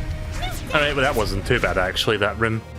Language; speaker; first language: English; native; English